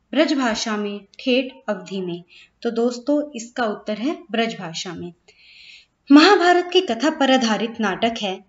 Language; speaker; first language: Hindi; native; Hindi